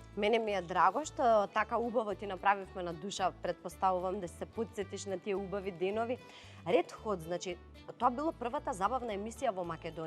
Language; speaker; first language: Macedonian; native; Macedonian